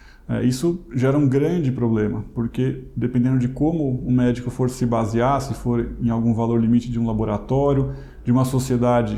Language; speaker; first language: Portuguese; native; Portuguese